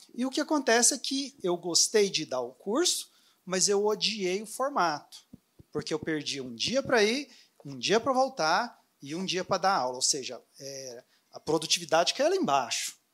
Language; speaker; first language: Portuguese; native; Portuguese